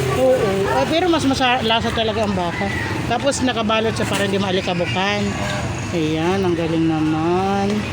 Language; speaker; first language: Filipino; non-native, local second language; Waray